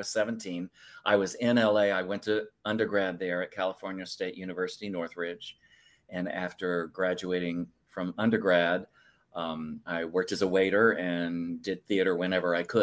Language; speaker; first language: English; native; English